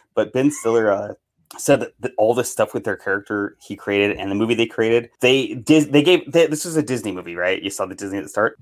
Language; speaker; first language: English; native; English